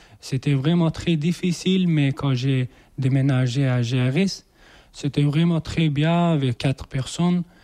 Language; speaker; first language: French; non-native, learner; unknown